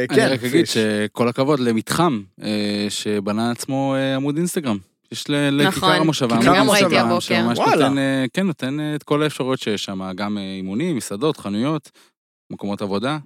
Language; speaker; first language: Hebrew; native; Hebrew